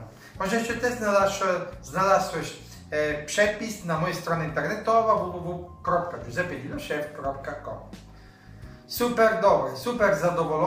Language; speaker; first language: Polish; non-native, learner; Italian